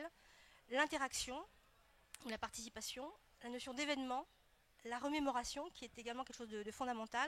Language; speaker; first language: French; native; French